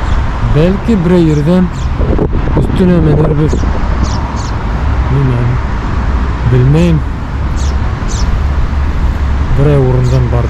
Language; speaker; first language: Turkish; non-native, learner; Bashkir